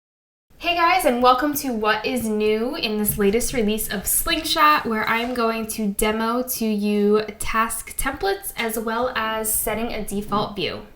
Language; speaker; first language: English; native; English